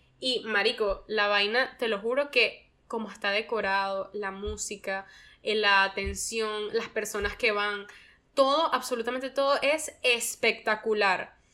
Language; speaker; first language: Spanish; native; Spanish